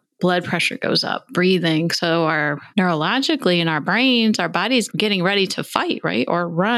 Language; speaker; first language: English; native; English